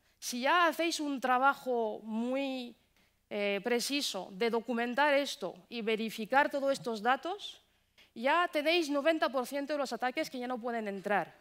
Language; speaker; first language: Spanish; non-native, fluent; French